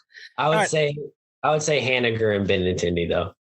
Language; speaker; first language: English; native; English